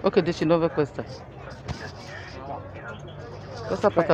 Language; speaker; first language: Italian; non-native, learner; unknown